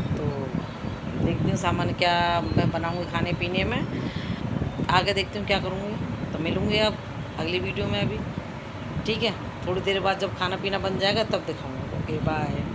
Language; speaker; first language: Hindi; native; Hindi